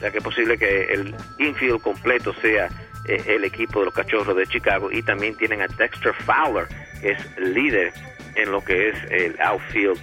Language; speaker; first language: Spanish; native; Spanish